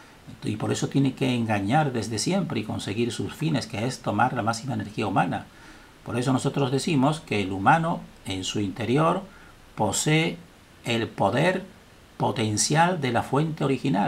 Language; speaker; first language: Spanish; native; Spanish